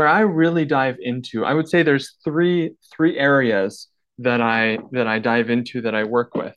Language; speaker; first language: English; native; English